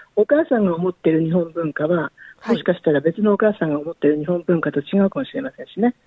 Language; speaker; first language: Japanese; native; Japanese